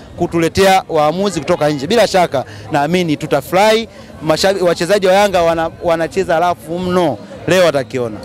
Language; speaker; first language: Swahili; native; Swahili